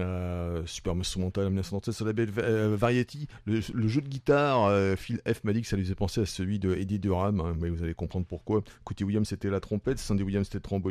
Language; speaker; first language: French; native; French